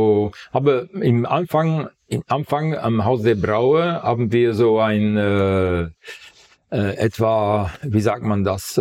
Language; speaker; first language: German; non-native, fluent; Dutch